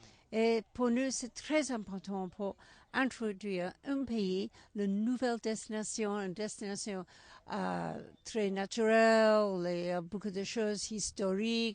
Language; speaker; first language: French; non-native, learner; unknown